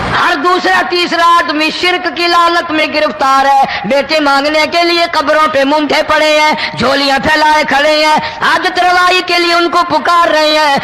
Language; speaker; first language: Urdu; non-native, local second language; Punjabi